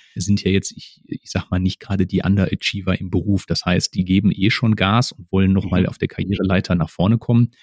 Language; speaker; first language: German; native; German